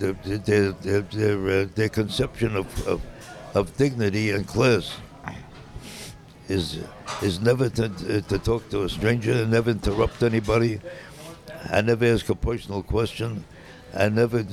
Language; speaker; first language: English; native; English